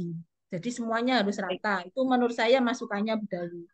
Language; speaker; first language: Indonesian; native; Indonesian